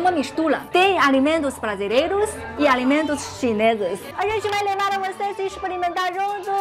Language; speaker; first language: Portuguese; non-native, fluent; Chinese